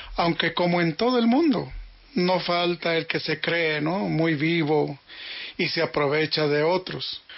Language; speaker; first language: Spanish; native; Spanish